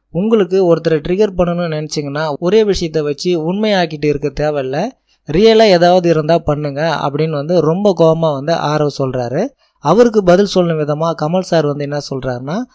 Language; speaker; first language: Tamil; native; Tamil